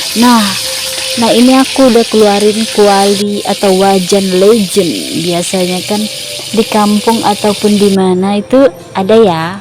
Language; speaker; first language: Indonesian; non-native, local second language; Malay